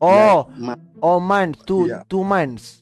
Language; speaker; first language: English; non-native, learner; Malay